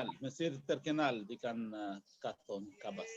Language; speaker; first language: Indonesian; non-native, learner; Arabic